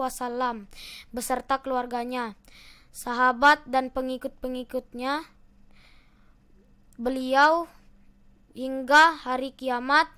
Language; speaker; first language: Indonesian; native; Indonesian